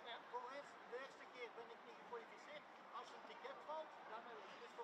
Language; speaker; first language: Dutch; non-native, fluent; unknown